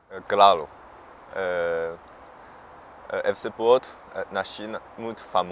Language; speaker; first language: Portuguese; non-native, learner; Chinese